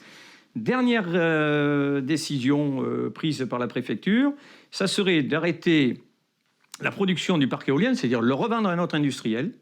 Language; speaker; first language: French; native; French